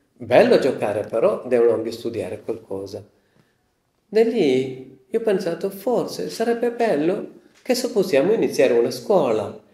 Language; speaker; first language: Italian; non-native, fluent; Malayalam